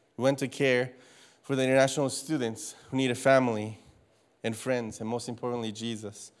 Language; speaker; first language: English; non-native, fluent; Spanish